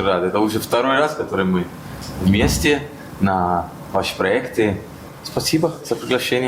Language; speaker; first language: Russian; non-native, fluent; Italian